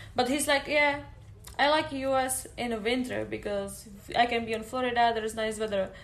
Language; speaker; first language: English; non-native, fluent; Czech